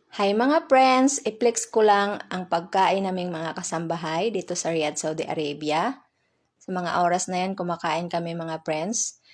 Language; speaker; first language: Filipino; non-native, local second language; Cebuano